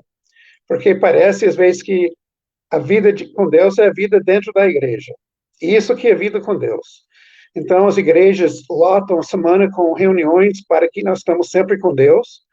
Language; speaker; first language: Portuguese; non-native, fluent; English